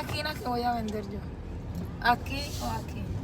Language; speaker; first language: Spanish; native; Spanish